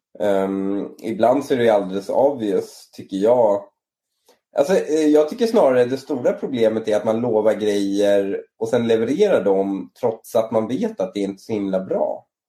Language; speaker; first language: Swedish; early bilingual, other home language; Persian